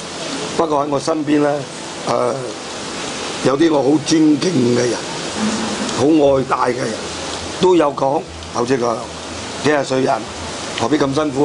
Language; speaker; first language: Cantonese; native; Cantonese